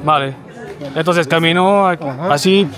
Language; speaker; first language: Spanish; non-native, learner; French